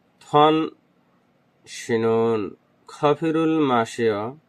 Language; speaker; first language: Korean; non-native, fluent; Bangla